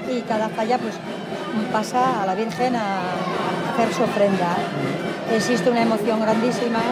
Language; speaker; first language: Spanish; native; Spanish